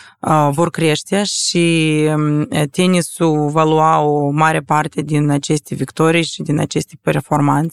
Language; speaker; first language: Romanian; non-native, local second language; Russian